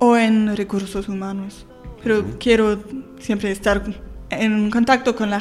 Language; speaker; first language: Spanish; non-native, fluent; German